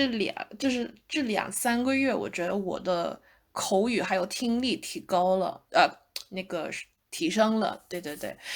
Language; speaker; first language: Chinese; non-native, fluent; English